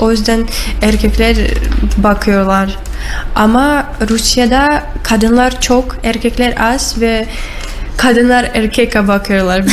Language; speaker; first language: Turkish; non-native, learner; Russian